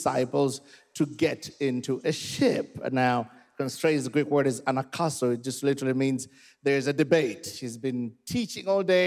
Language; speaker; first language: English; non-native, local second language; Ganda